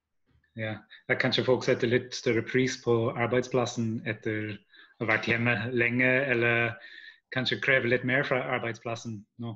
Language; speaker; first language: Norwegian; non-native, fluent; English